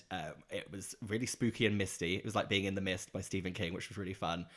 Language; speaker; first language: English; native; English